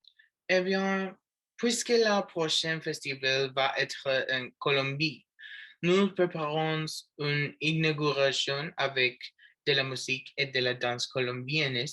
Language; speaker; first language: French; non-native, learner; Spanish